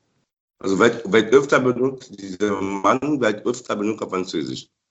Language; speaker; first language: German; non-native, fluent; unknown